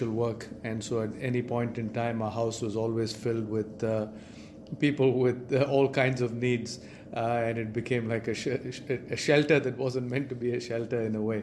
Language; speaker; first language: English; non-native, local second language; Tamil